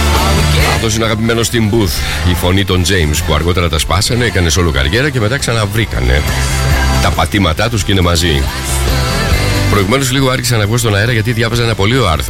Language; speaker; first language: Greek; native; Greek